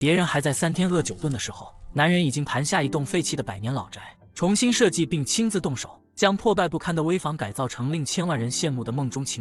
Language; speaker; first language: Chinese; native; Chinese